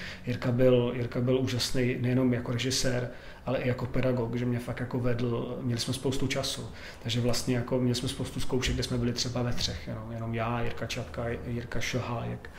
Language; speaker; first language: Czech; native; Czech